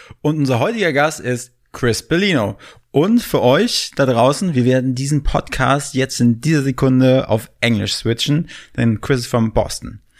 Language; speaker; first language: German; native; German